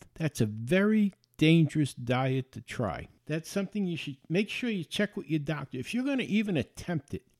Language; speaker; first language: English; native; English